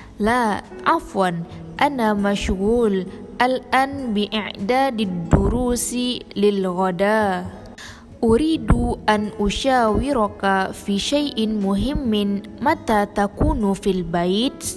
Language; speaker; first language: Arabic; non-native, learner; Indonesian